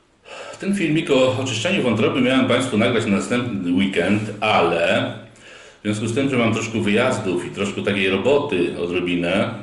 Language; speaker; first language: Polish; native; Polish